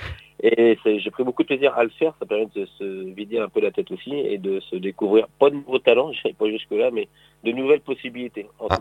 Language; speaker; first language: French; native; French